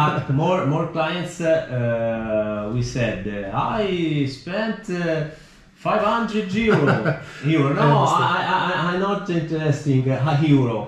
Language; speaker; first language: English; non-native, learner; Italian